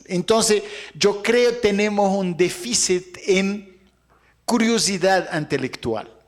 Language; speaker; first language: Spanish; non-native, fluent; Arabic